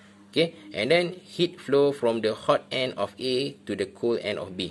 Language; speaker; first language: English; non-native, local second language; Malay